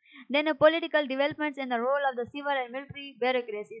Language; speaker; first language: English; non-native, local second language; Urdu